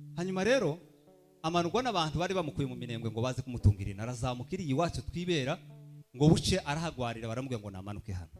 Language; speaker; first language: Kinyarwanda; early bilingual, heritage; Kinyarwanda